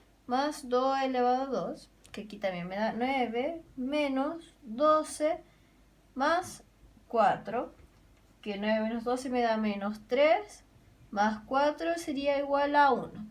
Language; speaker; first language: Spanish; native; Spanish